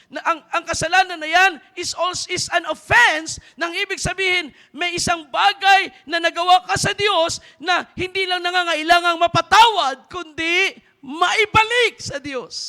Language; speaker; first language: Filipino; native; Filipino